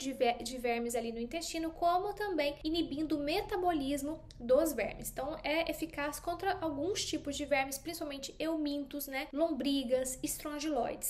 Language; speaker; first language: Portuguese; native; Portuguese